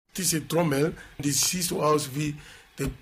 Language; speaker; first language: German; non-native, fluent; Yoruba